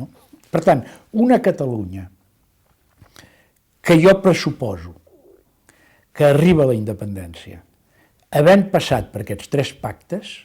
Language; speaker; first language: Catalan; native; Catalan